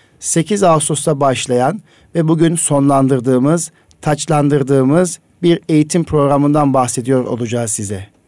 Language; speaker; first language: Turkish; native; Turkish